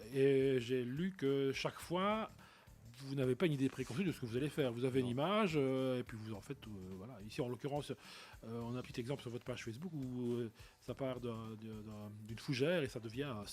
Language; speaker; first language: French; native; French